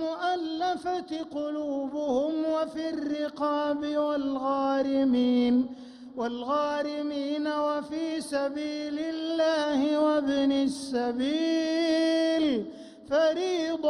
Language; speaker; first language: Arabic; native; Arabic